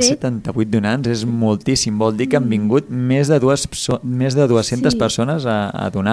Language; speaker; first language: Catalan; native; Catalan